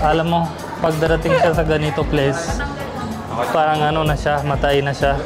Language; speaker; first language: Filipino; non-native, learner; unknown